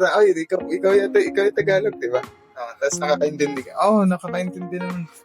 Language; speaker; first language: Filipino; native; Filipino